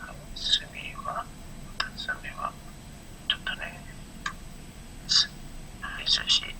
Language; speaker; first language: Japanese; non-native, learner; Indonesian